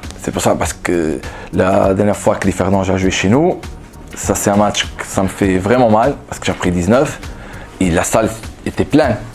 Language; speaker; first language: French; non-native, fluent; Portuguese